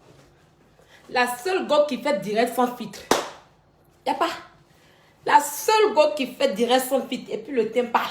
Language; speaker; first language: French; native; French